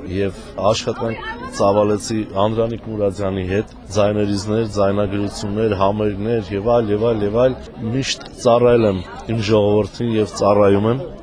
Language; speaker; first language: Armenian; native; Armenian